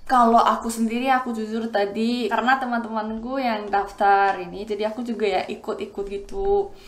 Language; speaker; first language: Indonesian; non-native, fluent; Korean